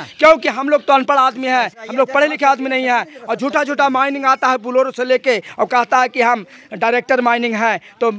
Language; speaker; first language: Hindi; native; Hindi